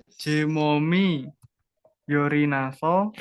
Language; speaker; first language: Korean; non-native, learner; Indonesian